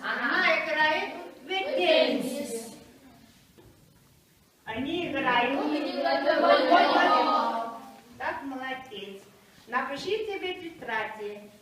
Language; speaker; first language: Russian; non-native, fluent; Mongolian